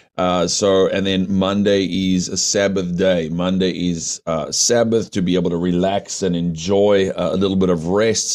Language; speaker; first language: English; early bilingual, other home language; Afrikaans